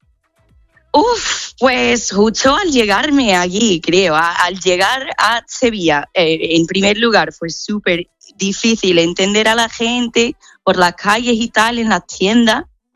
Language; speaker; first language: Spanish; non-native, fluent; English